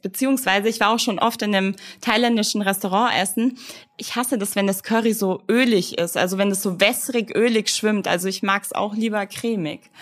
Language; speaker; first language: German; native; German